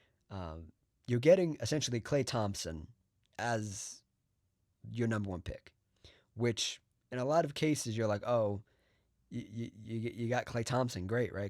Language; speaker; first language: English; native; English